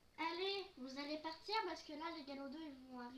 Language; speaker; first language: French; native; French